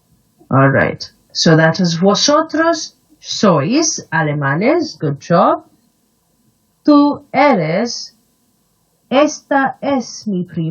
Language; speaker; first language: Spanish; non-native, fluent; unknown